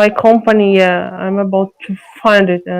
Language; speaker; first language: English; non-native, learner; French